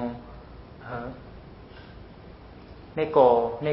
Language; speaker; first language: Japanese; non-native, learner; Khmer